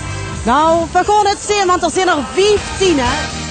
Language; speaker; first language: Dutch; native; Dutch